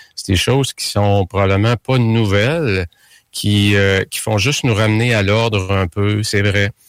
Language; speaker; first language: French; native; French